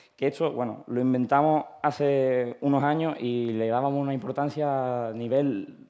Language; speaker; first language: Spanish; native; Spanish